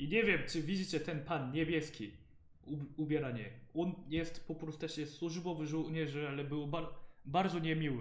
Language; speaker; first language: Polish; non-native, learner; Korean